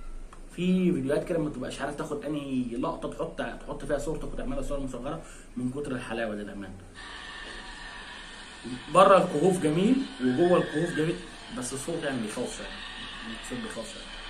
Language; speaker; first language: Arabic; native; Arabic